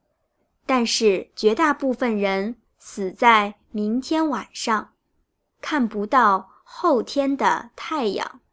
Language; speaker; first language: Chinese; native; Chinese